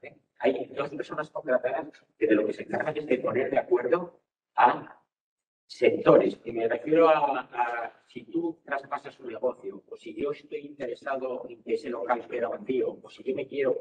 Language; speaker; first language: Spanish; native; Spanish